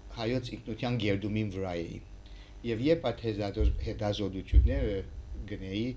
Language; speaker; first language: Armenian; early bilingual, heritage; Armenian